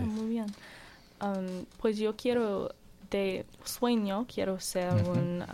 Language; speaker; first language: Spanish; non-native, learner; English